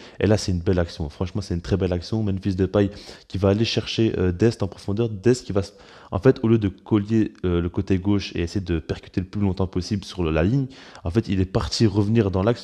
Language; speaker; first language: French; native; French